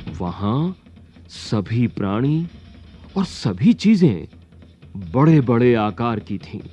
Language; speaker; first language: Hindi; native; Hindi